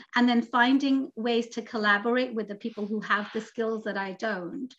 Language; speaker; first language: English; native; English